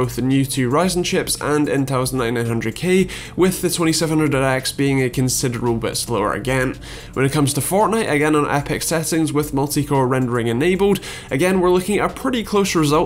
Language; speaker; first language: English; native; English